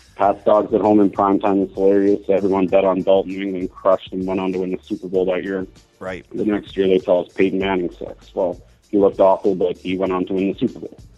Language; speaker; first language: English; native; English